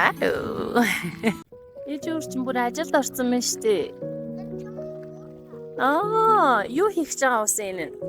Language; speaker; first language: Mongolian; native; Mongolian